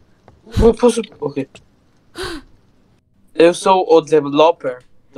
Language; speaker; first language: Portuguese; non-native, learner; Spanish